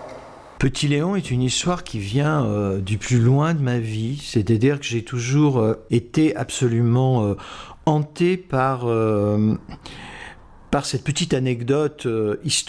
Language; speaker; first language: French; native; French